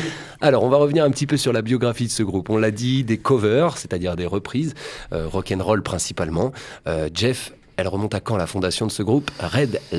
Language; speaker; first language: French; native; French